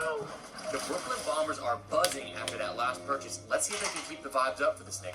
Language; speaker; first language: English; native; English